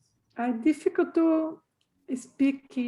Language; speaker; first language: English; non-native, learner; Portuguese